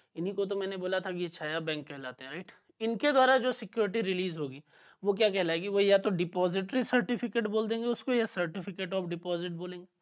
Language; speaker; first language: Hindi; native; Hindi